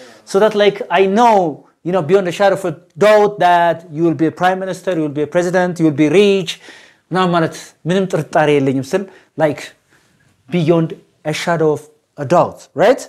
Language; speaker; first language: English; non-native, fluent; Amharic